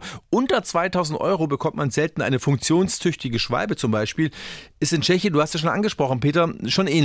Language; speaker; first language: German; native; German